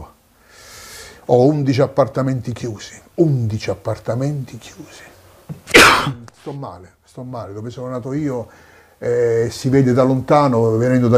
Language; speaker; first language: Italian; native; Italian